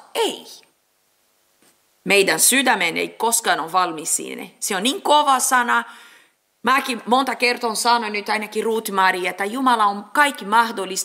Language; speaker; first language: Finnish; non-native, learner; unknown